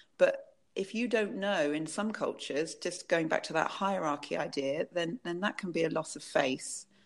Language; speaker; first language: English; native; English